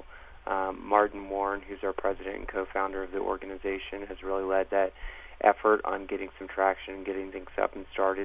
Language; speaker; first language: English; native; English